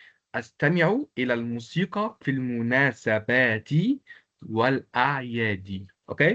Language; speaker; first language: Arabic; non-native, local second language; Comorian